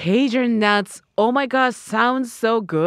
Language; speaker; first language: English; non-native, learner; Japanese